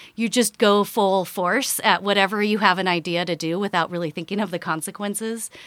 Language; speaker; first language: English; early bilingual, other home language; Dutch